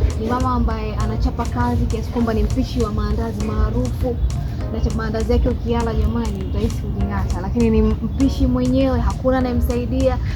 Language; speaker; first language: Swahili; native; Swahili